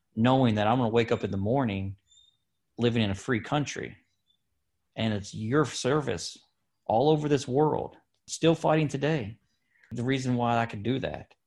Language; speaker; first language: English; native; English